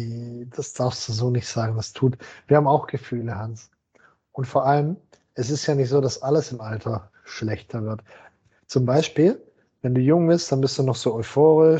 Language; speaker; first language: German; native; German